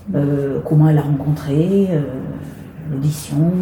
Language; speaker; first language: French; native; French